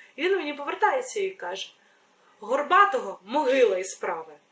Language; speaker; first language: Ukrainian; non-native, local second language; Russian